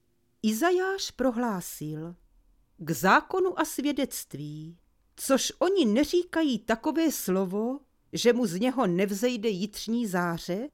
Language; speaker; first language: Czech; native; Czech